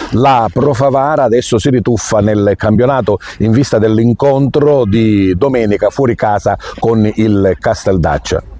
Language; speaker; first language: Italian; native; Italian